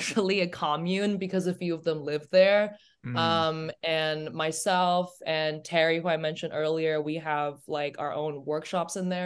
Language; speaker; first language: English; native; English